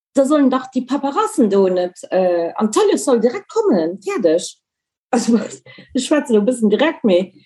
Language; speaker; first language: Luxembourgish; early bilingual, other home language; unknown